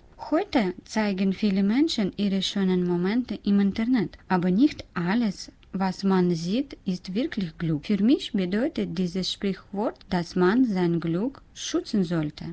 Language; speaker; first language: German; non-native, learner; Russian